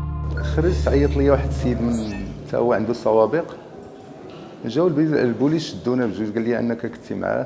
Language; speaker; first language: Arabic; native; Arabic